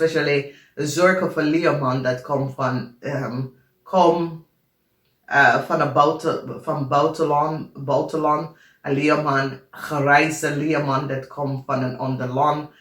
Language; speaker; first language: Dutch; non-native, learner; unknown